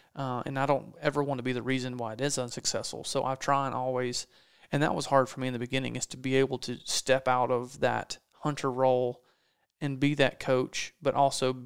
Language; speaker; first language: English; native; English